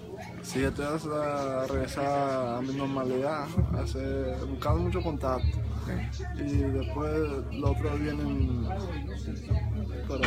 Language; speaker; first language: Spanish; non-native, local second language; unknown